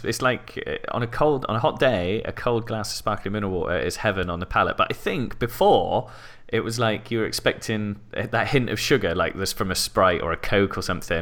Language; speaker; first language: English; native; English